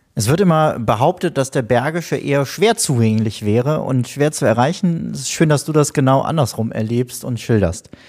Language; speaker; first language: German; native; German